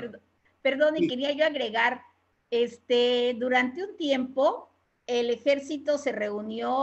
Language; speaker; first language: Spanish; native; Spanish